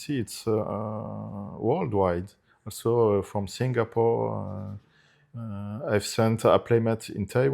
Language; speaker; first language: English; non-native, fluent; Italian